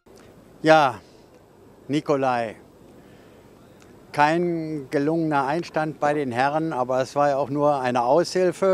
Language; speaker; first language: German; native; German